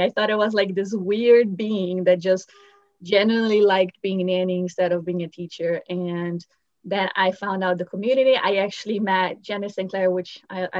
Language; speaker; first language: English; non-native, fluent; Portuguese